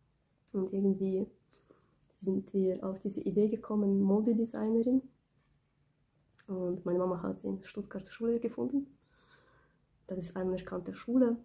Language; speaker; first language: German; early bilingual, other home language; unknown